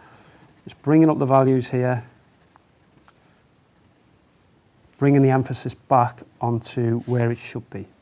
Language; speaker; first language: English; native; English